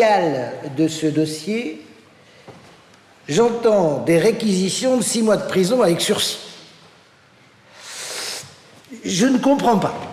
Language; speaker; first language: French; native; French